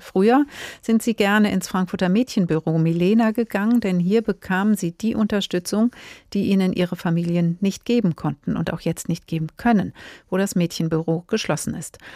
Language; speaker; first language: German; native; German